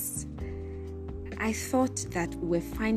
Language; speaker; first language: English; non-native, local second language; Yoruba